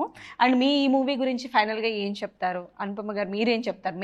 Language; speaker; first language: Telugu; native; Telugu